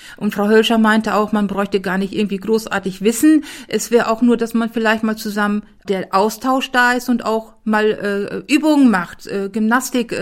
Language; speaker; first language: German; native; German